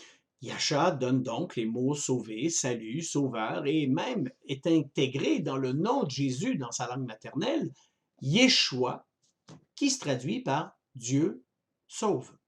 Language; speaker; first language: French; native; French